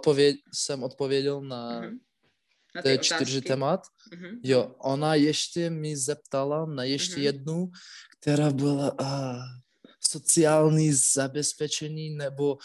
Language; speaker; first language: Czech; non-native, learner; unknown